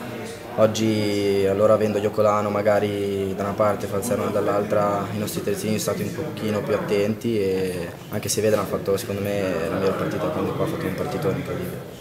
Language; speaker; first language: Italian; native; Italian